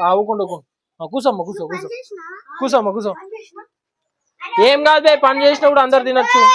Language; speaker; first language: Telugu; native; Telugu